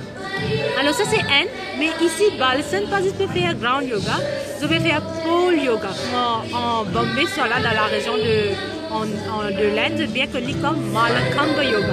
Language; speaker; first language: French; non-native, learner; Morisyen